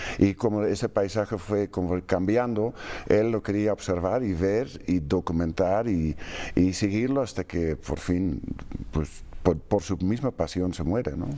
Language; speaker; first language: Spanish; non-native, fluent; Dutch